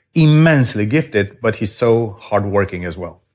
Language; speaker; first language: English; non-native, fluent; Romanian